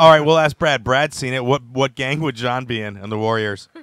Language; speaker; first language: English; native; English